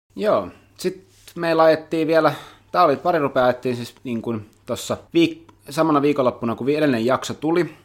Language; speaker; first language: Finnish; native; Finnish